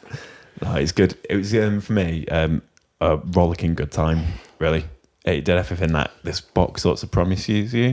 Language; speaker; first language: English; native; English